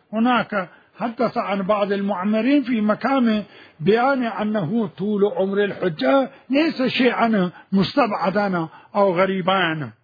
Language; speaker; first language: Arabic; non-native, fluent; Urdu